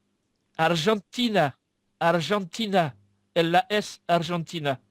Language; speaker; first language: Spanish; non-native, learner; French